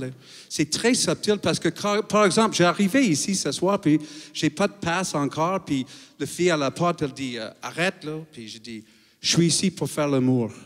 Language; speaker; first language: French; non-native, fluent; English